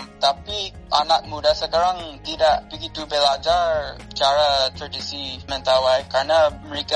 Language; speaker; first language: Indonesian; non-native, fluent; English